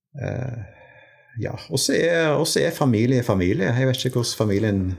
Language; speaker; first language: Norwegian; native; Norwegian